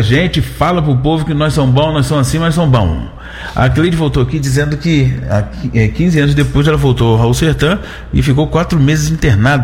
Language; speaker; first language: Portuguese; native; Portuguese